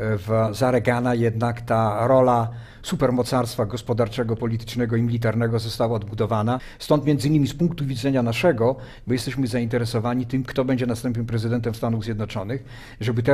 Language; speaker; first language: Polish; native; Polish